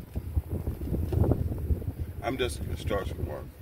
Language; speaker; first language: English; native; English